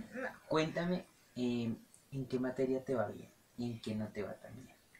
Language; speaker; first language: Spanish; native; Spanish